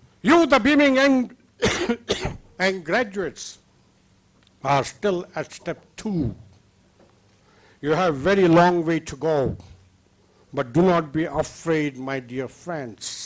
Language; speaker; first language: English; non-native, local second language; Kannada